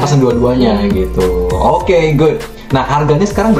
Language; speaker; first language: Indonesian; native; Indonesian